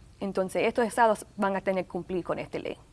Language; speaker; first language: Spanish; early bilingual, heritage; Spanish